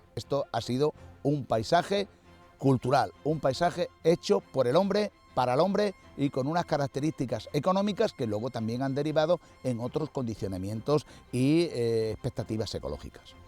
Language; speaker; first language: Spanish; native; Spanish